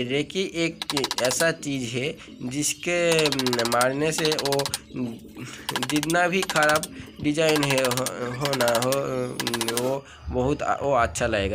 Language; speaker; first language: Hindi; non-native, local second language; Bangla